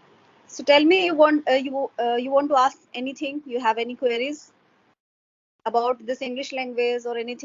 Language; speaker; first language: English; non-native, local second language; Hindi